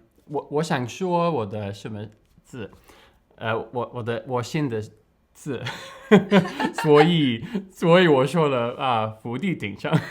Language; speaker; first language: Chinese; non-native, learner; English